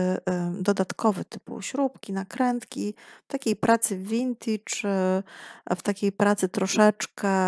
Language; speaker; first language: Polish; native; Polish